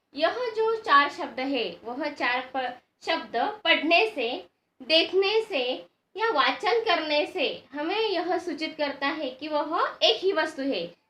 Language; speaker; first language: Hindi; non-native, local second language; Marathi